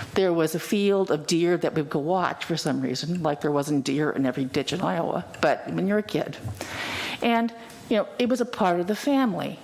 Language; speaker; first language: English; native; English